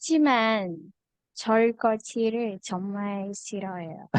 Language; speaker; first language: Korean; non-native, learner; Vietnamese